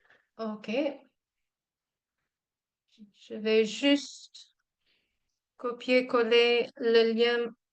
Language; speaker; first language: French; non-native, fluent; English